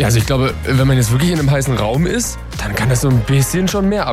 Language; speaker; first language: German; native; German